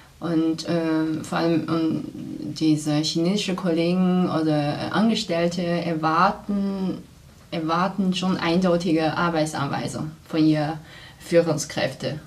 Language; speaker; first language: German; non-native, fluent; Chinese